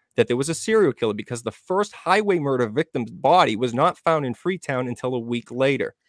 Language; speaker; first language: English; native; English